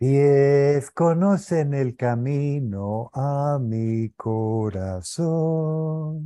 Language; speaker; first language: Spanish; native; Spanish